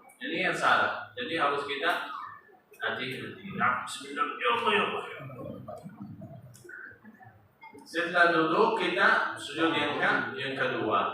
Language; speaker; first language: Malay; non-native, fluent; Arabic